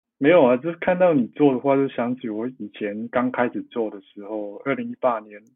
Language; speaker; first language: Chinese; non-native, local second language; Cantonese